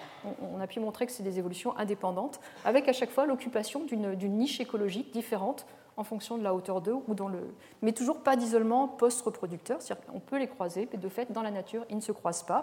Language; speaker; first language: French; native; French